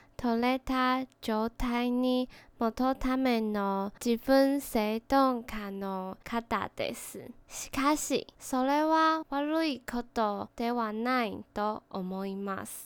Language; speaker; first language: Japanese; non-native, learner; Chinese